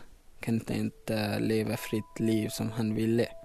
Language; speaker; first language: Swedish; non-native, learner; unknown